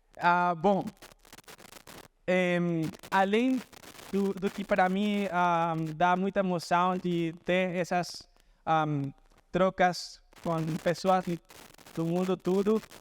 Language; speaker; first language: Portuguese; non-native, fluent; Spanish